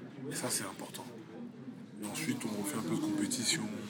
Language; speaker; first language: French; native; French